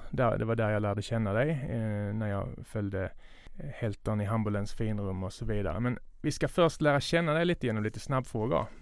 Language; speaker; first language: Swedish; native; Swedish